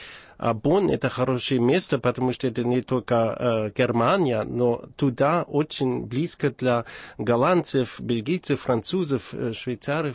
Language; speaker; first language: Russian; non-native, fluent; German